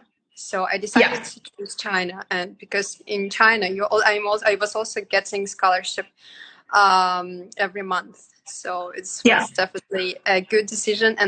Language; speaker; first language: English; non-native, fluent; Yakut